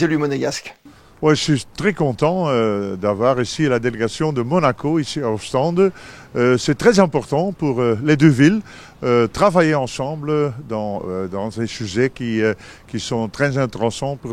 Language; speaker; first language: French; non-native, local second language; Dutch